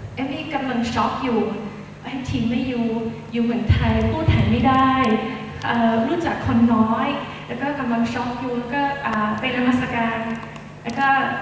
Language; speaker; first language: Thai; non-native, fluent; English